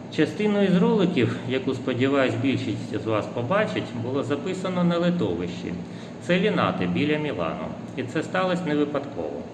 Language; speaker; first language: Ukrainian; non-native, local second language; Russian